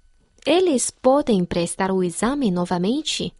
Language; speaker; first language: Portuguese; non-native, fluent; Chinese